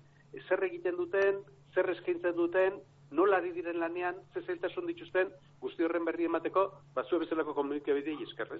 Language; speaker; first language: Basque; native; Basque